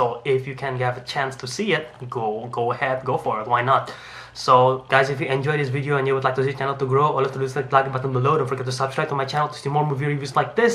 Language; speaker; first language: English; non-native, fluent; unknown